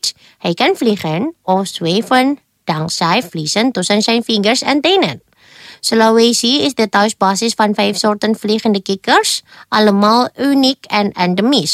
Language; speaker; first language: Dutch; non-native, fluent; Indonesian